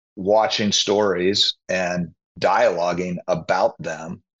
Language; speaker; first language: English; native; English